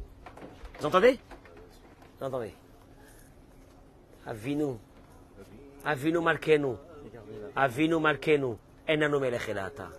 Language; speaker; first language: French; native; French